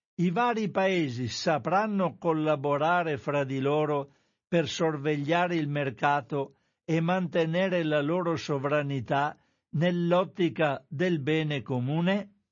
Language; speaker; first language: Italian; native; Italian